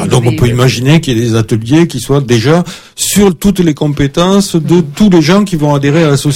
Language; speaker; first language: French; native; French